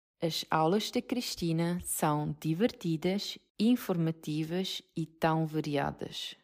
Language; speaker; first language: Portuguese; non-native, learner; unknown